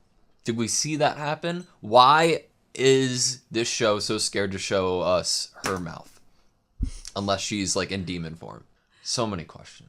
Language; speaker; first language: English; native; English